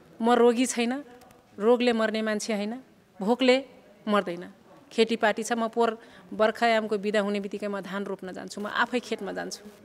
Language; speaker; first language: Nepali; non-native, local second language; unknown